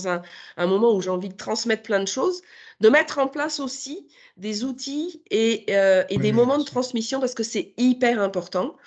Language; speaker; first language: French; native; French